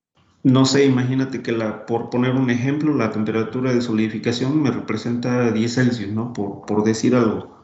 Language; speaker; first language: Spanish; native; Spanish